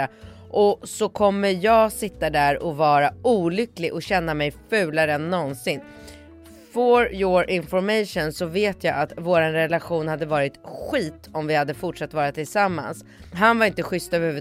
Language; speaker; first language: Swedish; native; Swedish